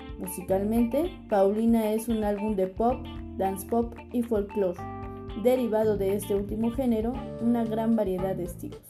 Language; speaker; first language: Spanish; native; Spanish